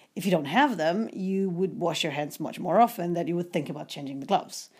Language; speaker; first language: English; non-native, fluent; Polish